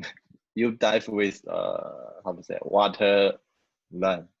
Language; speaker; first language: English; non-native, learner; Chinese